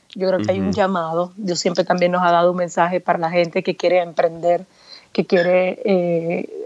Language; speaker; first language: Spanish; native; Spanish